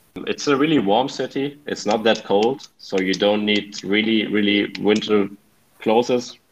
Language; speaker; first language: English; non-native, fluent; German